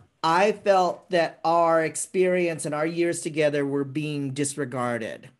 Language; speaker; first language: English; native; English